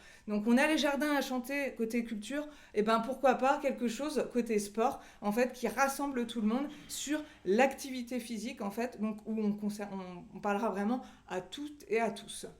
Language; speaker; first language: French; native; French